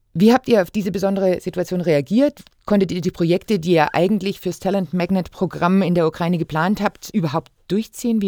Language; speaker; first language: German; native; German